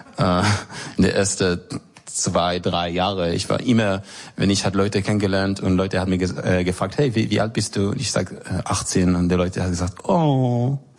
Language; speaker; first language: German; non-native, learner; Hebrew